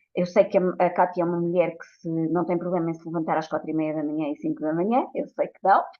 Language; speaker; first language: Portuguese; native; Portuguese